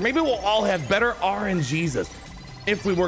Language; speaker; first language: English; native; English